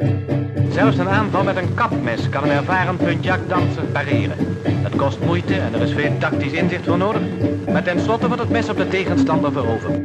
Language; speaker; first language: Dutch; native; Dutch